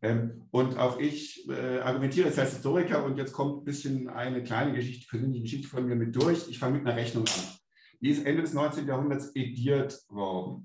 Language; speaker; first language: German; native; German